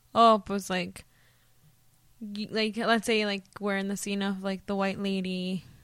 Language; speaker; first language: English; early bilingual, other home language; Spanish